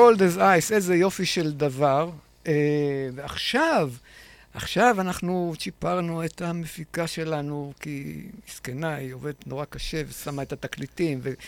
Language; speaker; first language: Hebrew; native; Hebrew